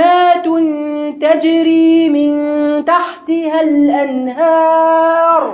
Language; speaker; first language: Arabic; native; Arabic